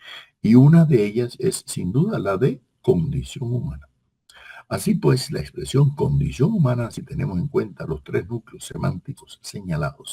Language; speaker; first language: Spanish; native; Spanish